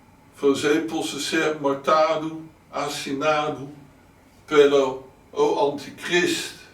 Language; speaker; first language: Portuguese; non-native, learner; Dutch